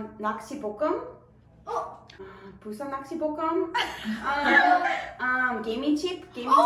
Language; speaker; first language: Korean; non-native, fluent; English